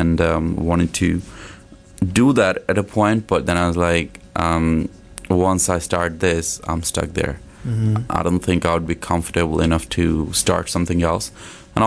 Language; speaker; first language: English; non-native, local second language; Punjabi